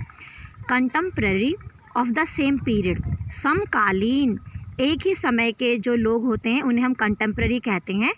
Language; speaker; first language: Hindi; native; Hindi